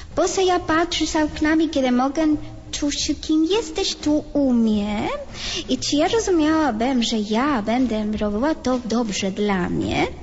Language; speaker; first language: Polish; non-native, fluent; Spanish